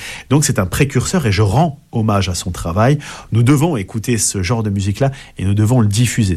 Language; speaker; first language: French; native; French